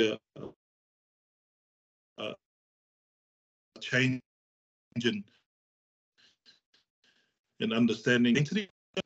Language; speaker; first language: English; native; English